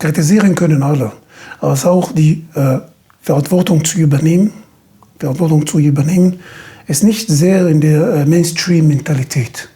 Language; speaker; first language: German; non-native, fluent; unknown